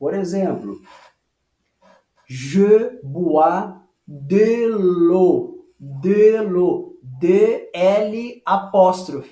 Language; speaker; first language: French; non-native, fluent; Portuguese